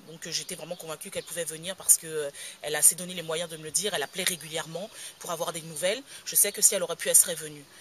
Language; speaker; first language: French; native; French